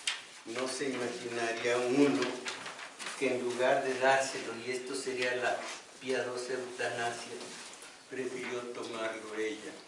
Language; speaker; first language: Spanish; native; Spanish